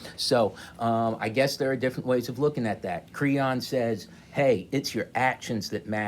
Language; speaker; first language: English; native; English